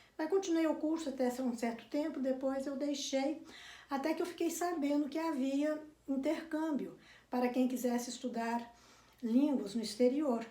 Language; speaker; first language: Portuguese; native; Portuguese